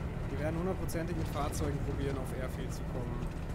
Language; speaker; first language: German; native; German